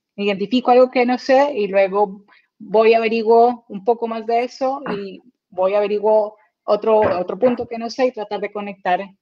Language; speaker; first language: Spanish; native; Spanish